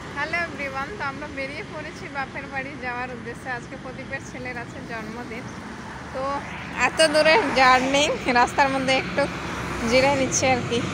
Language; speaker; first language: Bangla; non-native, local second language; Sadri